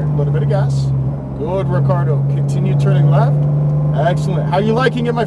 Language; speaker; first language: English; native; English